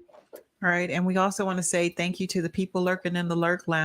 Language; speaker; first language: English; native; English